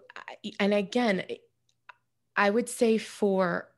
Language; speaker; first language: English; native; English